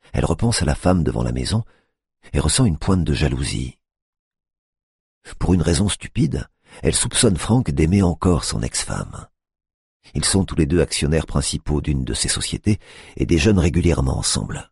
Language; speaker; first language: French; native; French